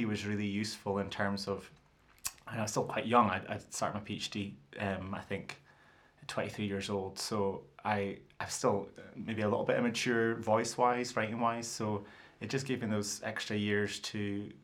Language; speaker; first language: English; native; English